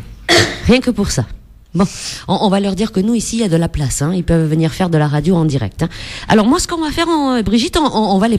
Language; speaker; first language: French; native; French